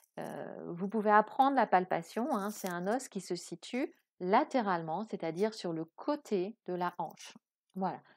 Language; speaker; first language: French; native; French